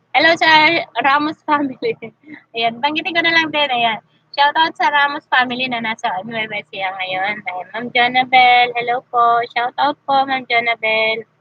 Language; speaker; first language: Filipino; non-native, local second language; Masbatenyo